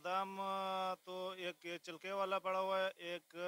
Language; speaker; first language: Hindi; non-native, local second language; Pashto